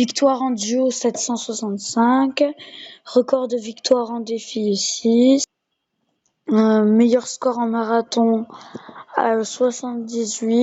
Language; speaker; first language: French; native; French